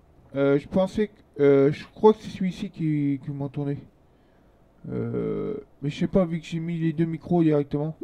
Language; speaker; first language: French; native; French